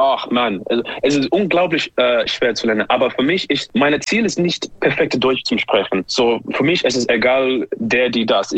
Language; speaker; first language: German; non-native, learner; English